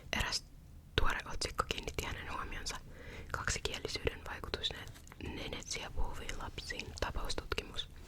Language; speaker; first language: Finnish; native; Finnish